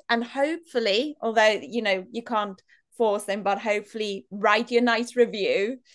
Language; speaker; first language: English; non-native, local second language; Afrikaans